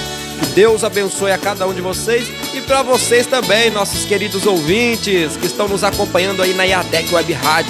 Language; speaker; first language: Portuguese; native; Portuguese